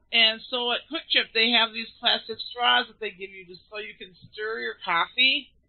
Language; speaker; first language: English; native; English